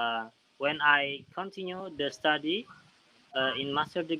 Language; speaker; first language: English; non-native, learner; Indonesian